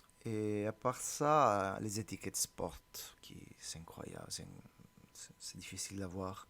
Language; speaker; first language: French; non-native, learner; Italian